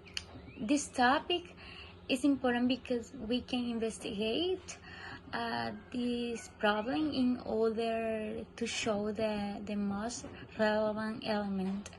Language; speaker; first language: English; non-native, learner; Spanish